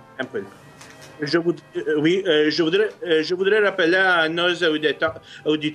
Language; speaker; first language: French; non-native, fluent; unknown